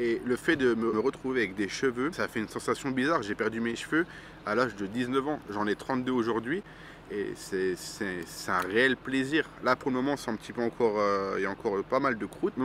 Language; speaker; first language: French; native; French